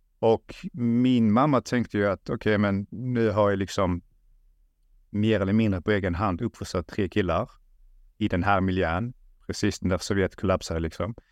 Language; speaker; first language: Swedish; early bilingual, other home language; Russian